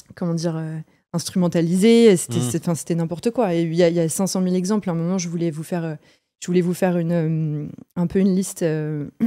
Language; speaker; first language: French; native; French